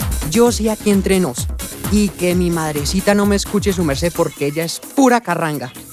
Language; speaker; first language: Spanish; native; Spanish